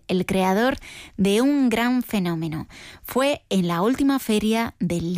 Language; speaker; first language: Spanish; native; Spanish